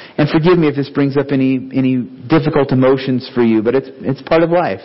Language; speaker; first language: English; native; English